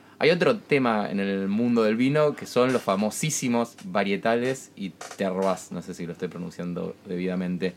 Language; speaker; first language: Spanish; native; Spanish